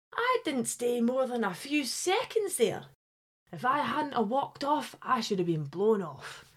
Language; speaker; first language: English; native; English